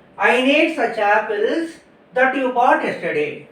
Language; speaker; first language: English; non-native, local second language; Tamil